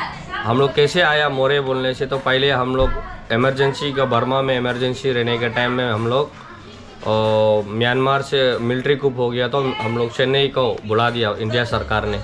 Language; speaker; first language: Hindi; non-native, local second language; Tamil